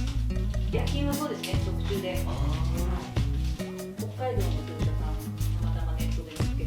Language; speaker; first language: Japanese; native; Japanese